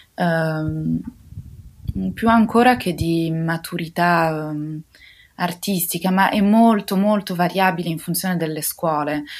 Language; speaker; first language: Italian; native; Italian